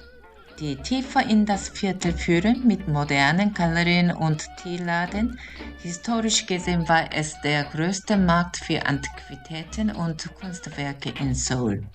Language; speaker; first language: German; non-native, fluent; Korean